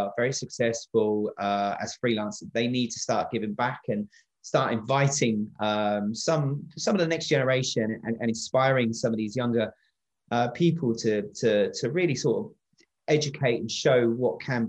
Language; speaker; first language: English; native; English